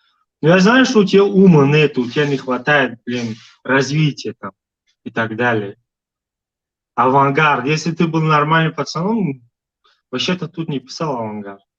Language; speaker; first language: Russian; non-native, local second language; Tajik